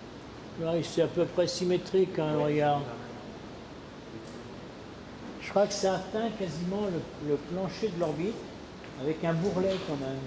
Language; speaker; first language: French; native; French